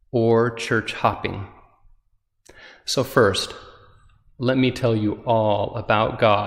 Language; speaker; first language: English; native; English